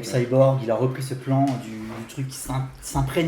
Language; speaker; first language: French; native; French